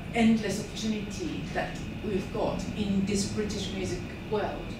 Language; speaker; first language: English; non-native, fluent; Japanese